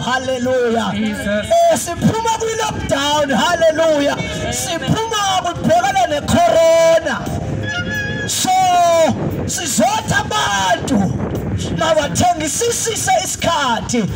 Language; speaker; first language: Zulu; native; Zulu